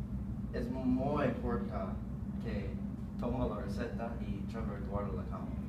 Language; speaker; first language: Spanish; non-native, learner; English